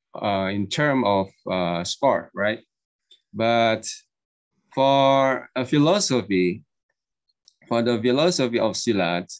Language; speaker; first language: English; non-native, learner; Indonesian